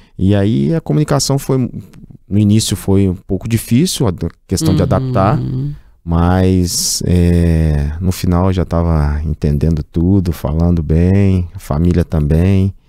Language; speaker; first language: Portuguese; native; Portuguese